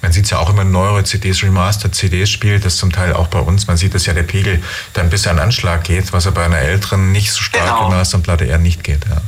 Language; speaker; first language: German; native; German